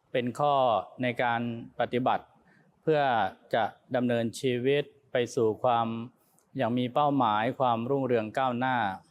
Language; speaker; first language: Thai; native; Thai